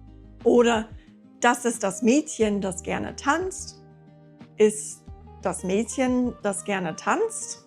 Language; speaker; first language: German; non-native, fluent; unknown